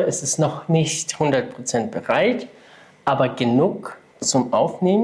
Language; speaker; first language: German; non-native, fluent; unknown